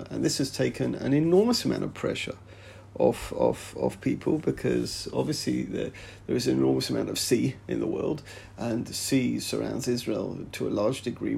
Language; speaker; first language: English; native; English